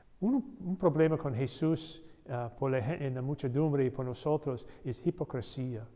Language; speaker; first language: Spanish; non-native, learner; English